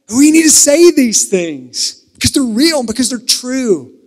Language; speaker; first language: English; native; English